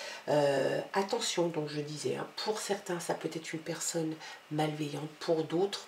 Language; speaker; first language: French; native; French